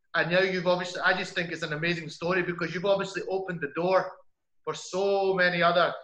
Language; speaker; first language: English; native; English